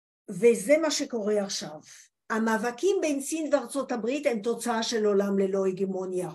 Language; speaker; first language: Hebrew; non-native, fluent; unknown